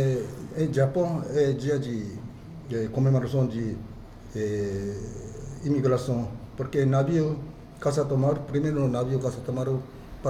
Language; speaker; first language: Portuguese; non-native, fluent; Japanese